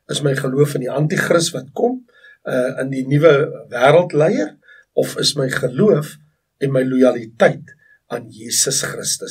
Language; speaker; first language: Afrikaans; native; Afrikaans